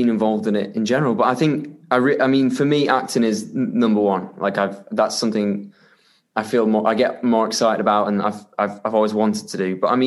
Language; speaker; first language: English; native; English